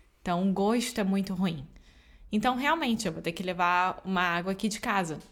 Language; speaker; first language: Portuguese; native; Portuguese